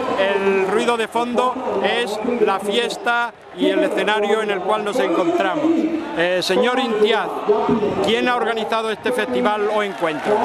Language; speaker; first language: Spanish; native; Spanish